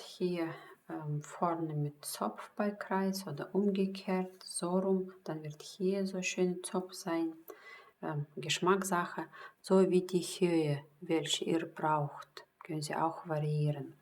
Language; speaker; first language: German; non-native, fluent; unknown